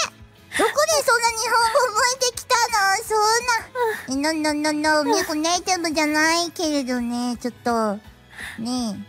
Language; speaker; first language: Japanese; native; Japanese